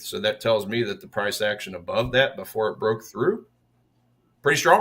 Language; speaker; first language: English; native; English